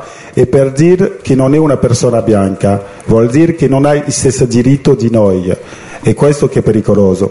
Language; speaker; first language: Italian; non-native, fluent; French